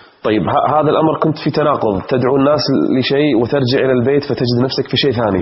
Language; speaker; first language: Arabic; native; Arabic